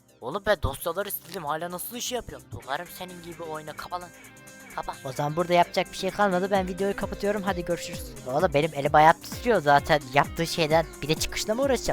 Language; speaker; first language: Turkish; native; Turkish